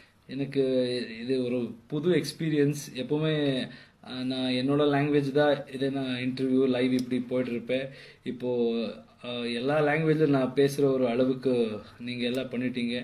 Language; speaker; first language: Tamil; non-native, learner; Kannada